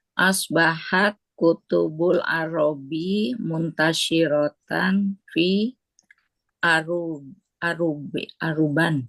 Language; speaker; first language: Arabic; non-native, learner; Indonesian